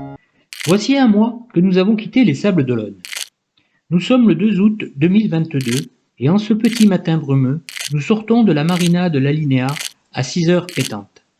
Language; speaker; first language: French; native; French